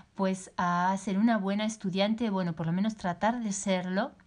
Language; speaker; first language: Spanish; native; Spanish